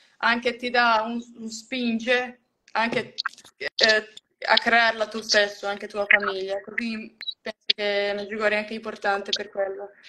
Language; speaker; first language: Italian; non-native, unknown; Croatian